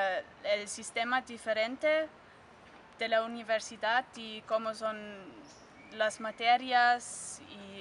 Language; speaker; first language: Spanish; non-native, learner; German